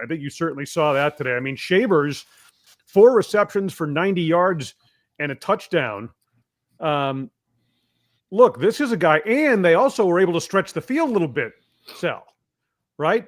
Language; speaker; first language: English; native; English